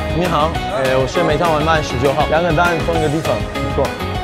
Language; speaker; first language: Chinese; non-native, fluent; Hebrew